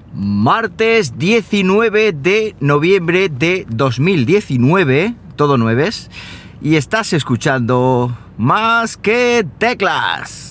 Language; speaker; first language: Spanish; native; Spanish